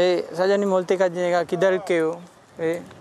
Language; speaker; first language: Korean; non-native, learner; Sinhala